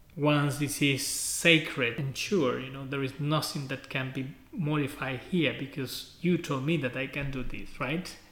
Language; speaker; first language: English; non-native, fluent; Spanish